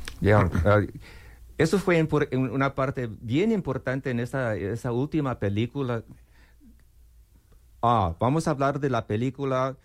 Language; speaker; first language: Spanish; non-native, learner; English